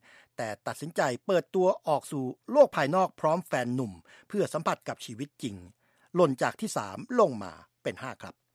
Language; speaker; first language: Thai; native; Thai